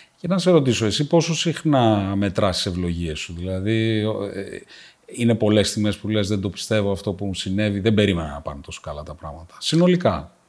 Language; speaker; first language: Greek; native; Greek